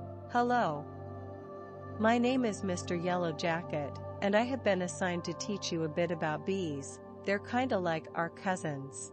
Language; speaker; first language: English; non-native, fluent; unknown